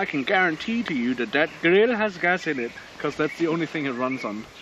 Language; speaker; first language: English; non-native, fluent; Danish